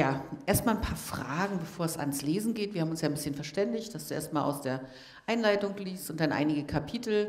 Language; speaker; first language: German; native; German